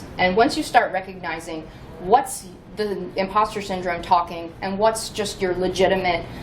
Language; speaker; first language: English; native; English